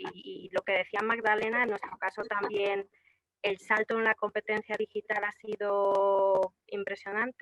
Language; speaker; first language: Spanish; native; Spanish